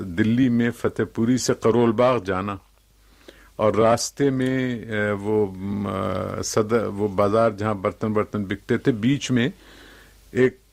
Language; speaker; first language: Urdu; native; Urdu